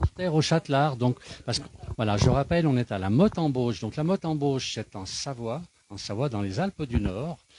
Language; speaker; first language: French; native; French